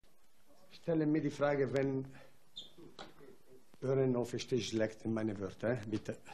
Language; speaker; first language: German; non-native, learner; Italian